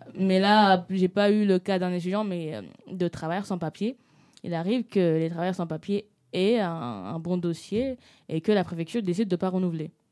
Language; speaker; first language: French; non-native, local second language; Wolof